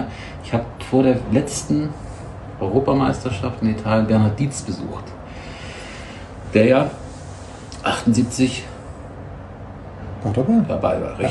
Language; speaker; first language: German; native; German